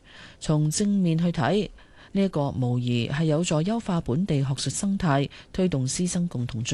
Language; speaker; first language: Cantonese; native; Cantonese